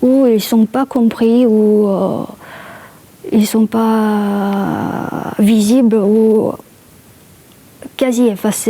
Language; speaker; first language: French; non-native, fluent; Korean